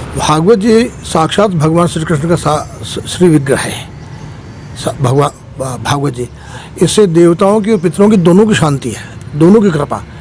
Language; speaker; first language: Hindi; native; Hindi